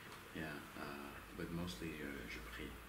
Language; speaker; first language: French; non-native, learner; English